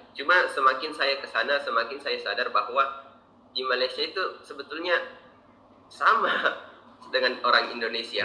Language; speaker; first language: Indonesian; native; Indonesian